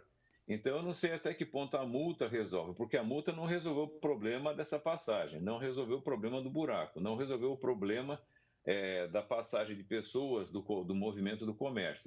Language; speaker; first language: Portuguese; native; Portuguese